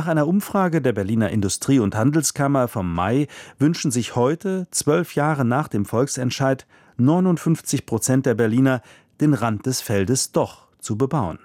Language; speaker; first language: German; native; German